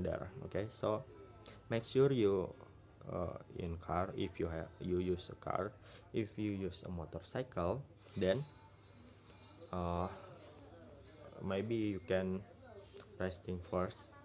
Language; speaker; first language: English; non-native, learner; Indonesian